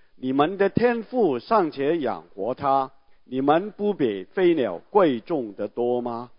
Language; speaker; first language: Chinese; native; Chinese